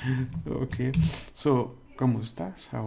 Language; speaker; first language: Spanish; non-native, learner; English